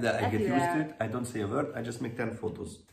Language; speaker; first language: English; non-native, learner; Hungarian